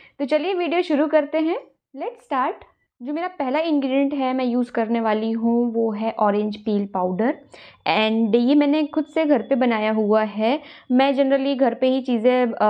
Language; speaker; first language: Hindi; native; Hindi